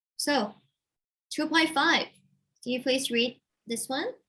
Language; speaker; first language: English; non-native, fluent; Thai